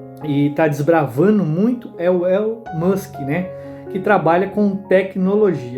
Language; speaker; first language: Portuguese; native; Portuguese